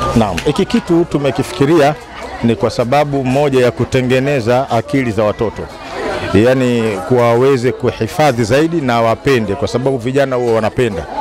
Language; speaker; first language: Swahili; native; Swahili